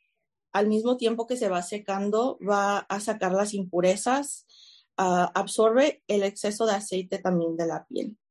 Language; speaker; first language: Spanish; early bilingual, heritage; Spanish